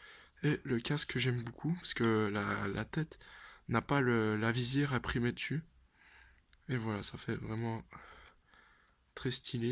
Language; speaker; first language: French; native; French